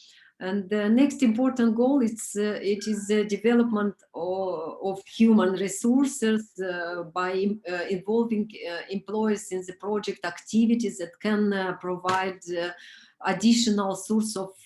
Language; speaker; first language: English; non-native, learner; Romanian